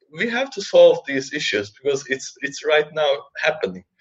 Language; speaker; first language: English; non-native, fluent; Turkish